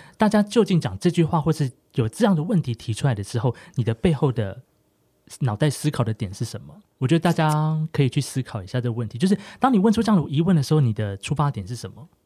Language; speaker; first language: Chinese; non-native, local second language; Amis